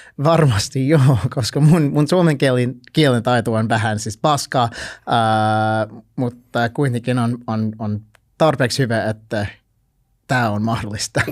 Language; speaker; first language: Finnish; non-native, learner; English